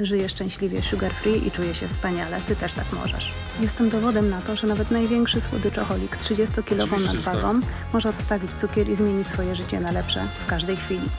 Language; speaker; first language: Polish; native; Polish